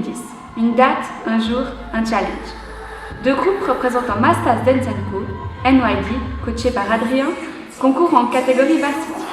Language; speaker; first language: French; native; French